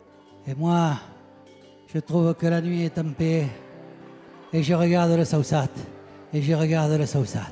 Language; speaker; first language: French; native; French